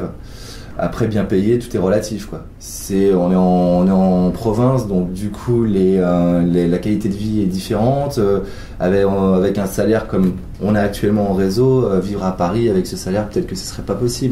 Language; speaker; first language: French; native; French